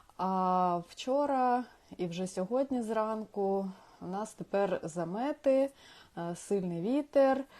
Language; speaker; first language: Ukrainian; non-native, local second language; Russian